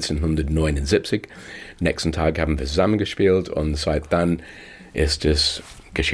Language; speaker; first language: German; non-native, fluent; English